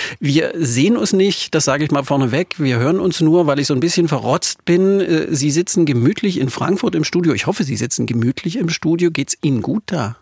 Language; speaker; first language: German; native; German